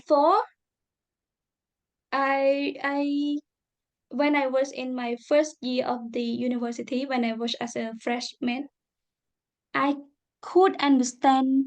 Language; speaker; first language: English; non-native, fluent; Khmer